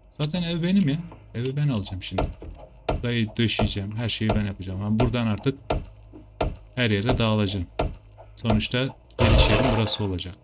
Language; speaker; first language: Turkish; early bilingual, heritage; Turkish